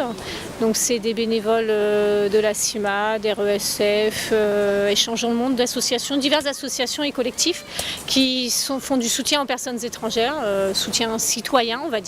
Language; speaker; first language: French; native; French